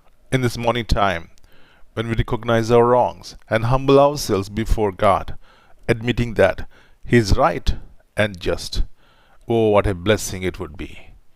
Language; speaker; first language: English; non-native, local second language; Telugu